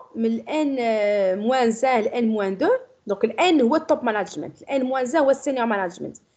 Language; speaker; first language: French; non-native, local second language; Arabic